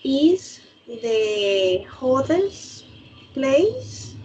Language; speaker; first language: English; non-native, learner; Spanish